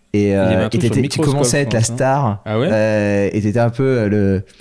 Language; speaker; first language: French; native; French